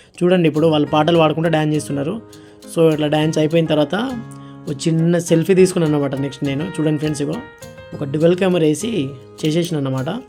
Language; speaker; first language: Telugu; non-native, local second language; Lambadi